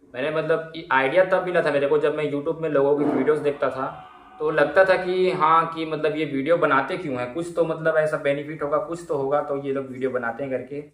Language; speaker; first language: Hindi; native; Hindi